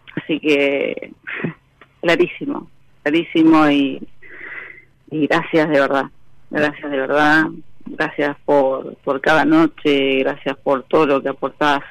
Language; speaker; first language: Spanish; native; Spanish